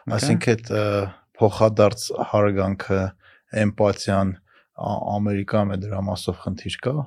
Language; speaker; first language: Armenian; native; Armenian